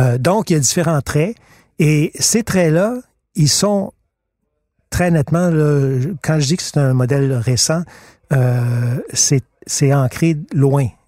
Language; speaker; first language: French; native; French